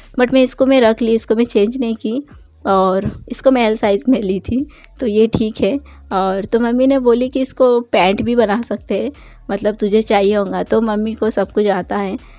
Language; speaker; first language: Hindi; non-native, local second language; Bangla